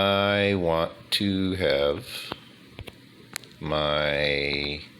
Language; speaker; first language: English; native; English